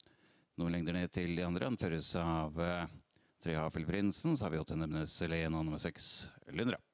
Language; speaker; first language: Norwegian; native; Norwegian